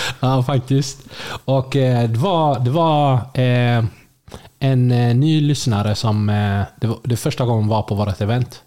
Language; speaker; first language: Swedish; early bilingual, other home language; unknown